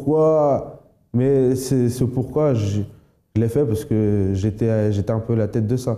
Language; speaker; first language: French; native; French